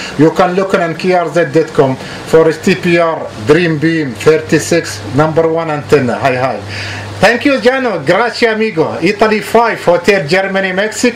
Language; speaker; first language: English; non-native, learner; Arabic